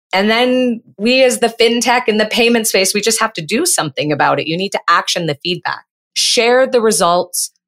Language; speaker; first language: English; native; English